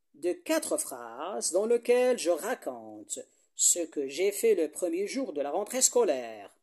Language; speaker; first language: French; non-native, local second language; Arabic